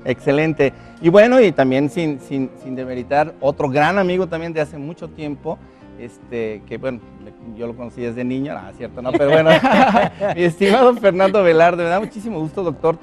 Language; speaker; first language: Spanish; native; Spanish